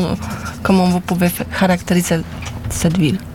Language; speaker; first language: French; non-native, learner; Polish